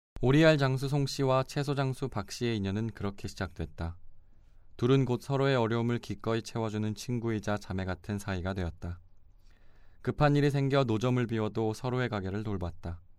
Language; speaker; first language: Korean; native; Korean